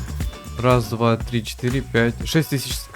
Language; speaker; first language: Russian; native; Russian